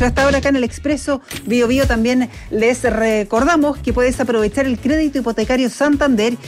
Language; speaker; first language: Spanish; native; Spanish